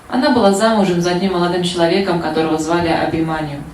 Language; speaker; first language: Russian; native; Russian